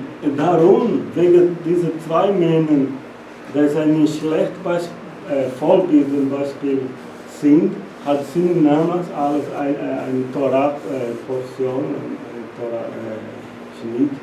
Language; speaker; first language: German; non-native, learner; Portuguese